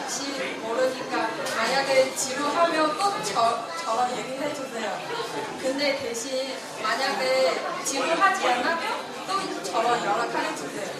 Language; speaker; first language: Korean; non-native, fluent; Chinese